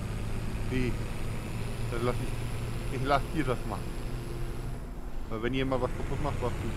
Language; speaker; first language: German; native; German